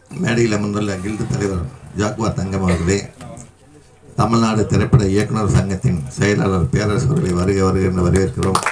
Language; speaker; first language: Tamil; native; Tamil